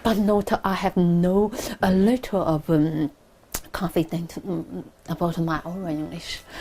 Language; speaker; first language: English; non-native, learner; Chinese